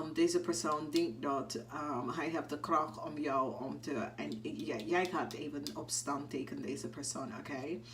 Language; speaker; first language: Dutch; non-native, fluent; English